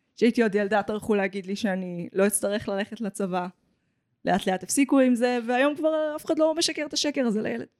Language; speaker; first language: Hebrew; native; Hebrew